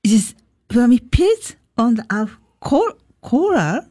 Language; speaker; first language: German; non-native, learner; Japanese